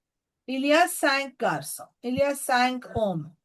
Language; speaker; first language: French; non-native, fluent; Telugu